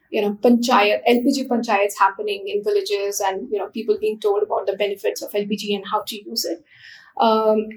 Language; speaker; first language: English; non-native, local second language; Hindi